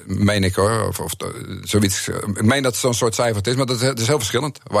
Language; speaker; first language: Dutch; native; Dutch